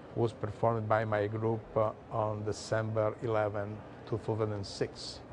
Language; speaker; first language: English; non-native, learner; Italian